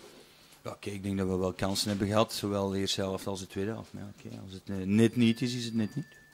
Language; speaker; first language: Dutch; native; Dutch